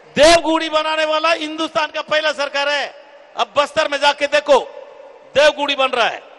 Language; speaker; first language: Hindi; native; Hindi